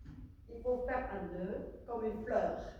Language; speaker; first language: French; non-native, fluent; Vietnamese